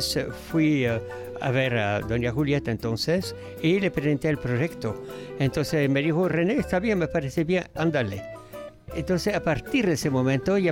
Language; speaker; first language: Spanish; non-native, fluent; French